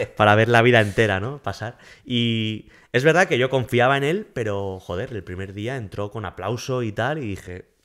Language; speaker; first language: Spanish; native; Spanish